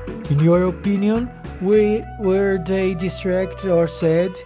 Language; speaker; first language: English; non-native, fluent; Portuguese